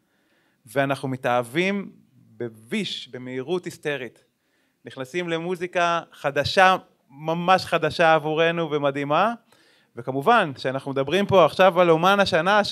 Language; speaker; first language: Hebrew; native; Hebrew